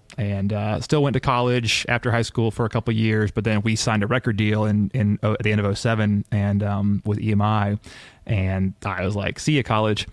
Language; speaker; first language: English; native; English